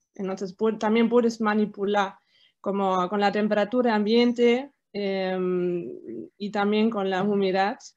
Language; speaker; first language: Spanish; non-native, fluent; German